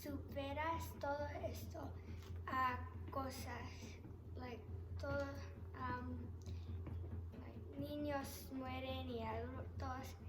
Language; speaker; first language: Spanish; non-native, learner; English